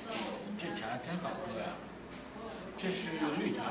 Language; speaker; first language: Chinese; non-native, fluent; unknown